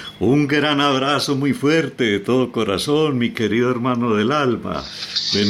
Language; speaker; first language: Spanish; native; Spanish